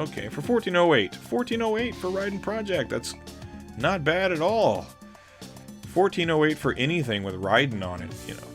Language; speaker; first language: English; native; English